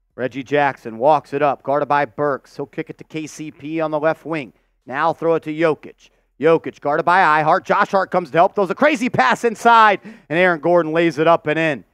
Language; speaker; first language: English; native; English